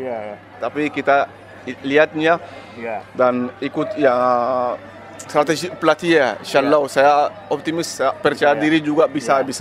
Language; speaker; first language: Indonesian; non-native, learner; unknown